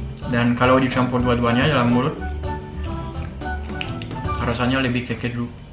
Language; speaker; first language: Indonesian; non-native, fluent; French